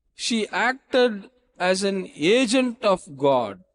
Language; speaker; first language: English; non-native, local second language; Tamil